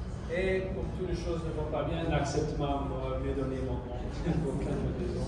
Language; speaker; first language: French; non-native, learner; Spanish